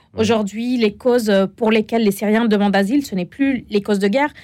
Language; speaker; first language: French; non-native, fluent; Arabic